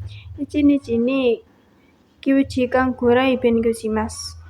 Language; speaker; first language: Japanese; non-native, learner; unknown